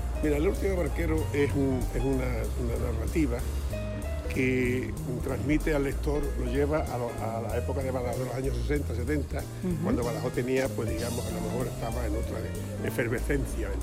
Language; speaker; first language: Spanish; native; Spanish